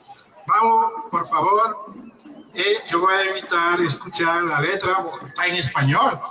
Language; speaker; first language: Spanish; non-native, fluent; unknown